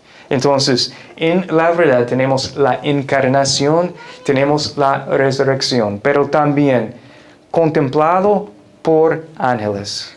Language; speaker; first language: Spanish; non-native, fluent; English